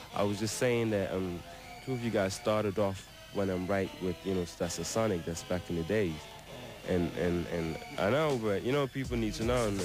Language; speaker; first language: English; non-native, fluent; German